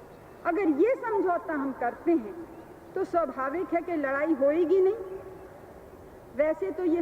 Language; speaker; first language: Hindi; native; Hindi